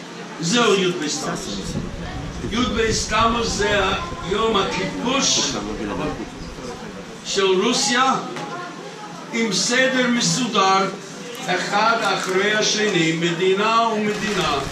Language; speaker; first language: Hebrew; non-native, fluent; English